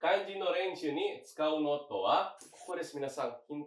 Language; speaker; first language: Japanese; non-native, fluent; Indonesian